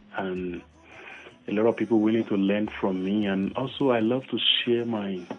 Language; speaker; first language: English; non-native, local second language; Yoruba